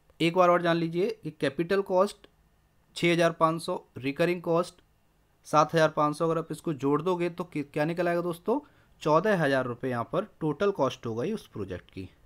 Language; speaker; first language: Hindi; native; Hindi